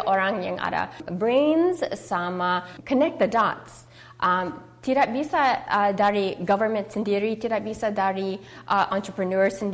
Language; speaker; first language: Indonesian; early bilingual, heritage; English